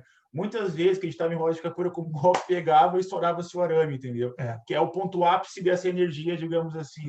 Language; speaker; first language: Portuguese; native; Portuguese